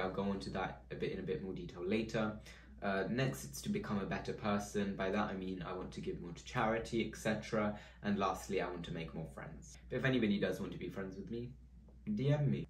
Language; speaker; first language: English; native; English